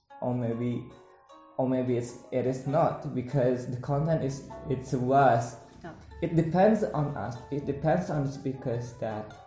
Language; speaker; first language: English; non-native, learner; Indonesian